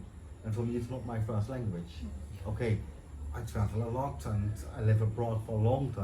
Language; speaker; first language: English; non-native, fluent; Dutch